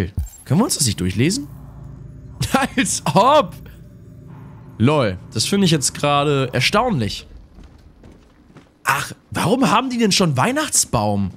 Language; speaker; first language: German; native; German